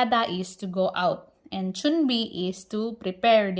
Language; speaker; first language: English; non-native, local second language; Filipino